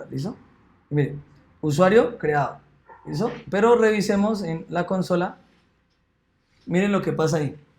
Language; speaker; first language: Spanish; native; Spanish